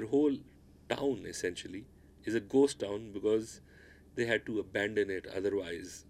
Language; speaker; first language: English; non-native, local second language; Pashto